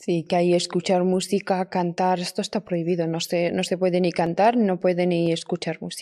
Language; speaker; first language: Spanish; non-native, fluent; Persian